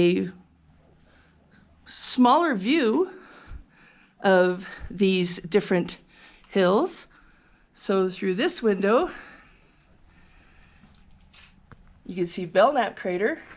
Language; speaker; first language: English; native; English